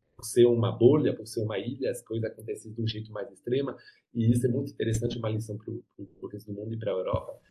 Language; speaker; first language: Portuguese; non-native, fluent; French